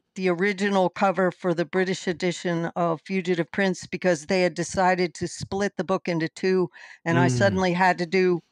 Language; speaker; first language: English; native; English